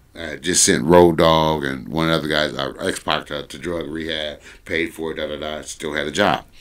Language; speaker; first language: English; native; English